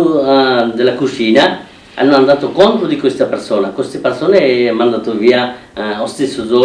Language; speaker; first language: Italian; non-native, fluent; Bangla